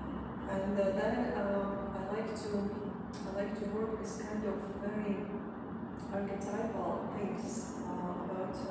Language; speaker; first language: English; non-native, fluent; Latvian